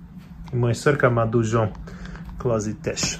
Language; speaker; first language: Polish; non-native, learner; English